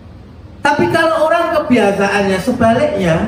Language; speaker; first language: Indonesian; native; Indonesian